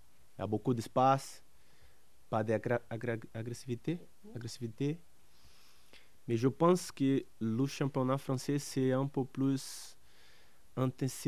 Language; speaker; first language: French; non-native, learner; Portuguese